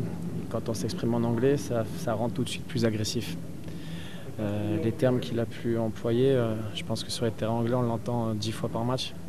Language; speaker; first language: French; native; French